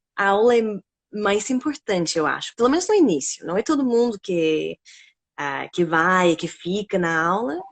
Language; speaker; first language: Portuguese; non-native, fluent; English